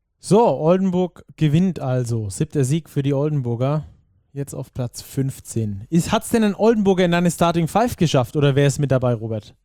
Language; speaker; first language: German; native; German